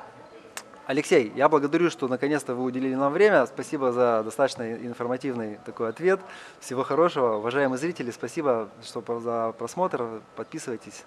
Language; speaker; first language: Russian; native; Russian